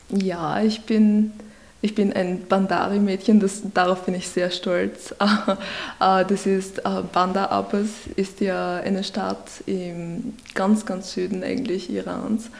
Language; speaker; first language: German; early bilingual, other home language; Persian